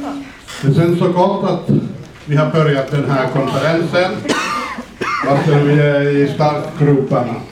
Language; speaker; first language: Swedish; non-native, fluent; Finnish